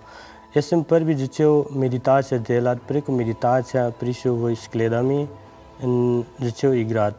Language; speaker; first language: Slovenian; non-native, learner; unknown